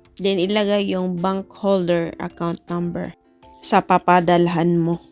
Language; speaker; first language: Filipino; native; Filipino